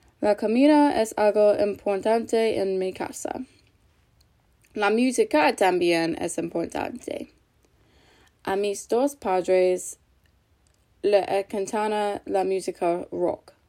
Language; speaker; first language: Spanish; non-native, learner; English